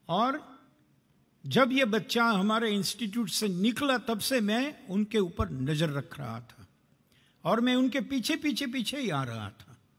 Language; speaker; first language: Hindi; non-native, local second language; Gujarati